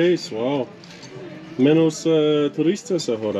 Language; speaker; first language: Spanish; non-native, learner; English